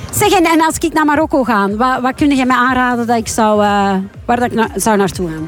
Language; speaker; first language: Dutch; native; Dutch